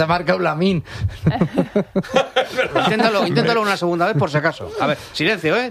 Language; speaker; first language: Spanish; native; Spanish